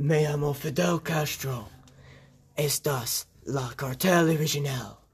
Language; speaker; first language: Spanish; non-native, learner; English